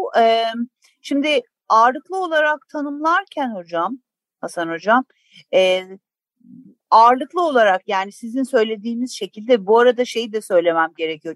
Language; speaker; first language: Turkish; native; Turkish